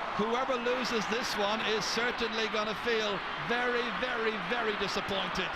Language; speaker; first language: English; native; English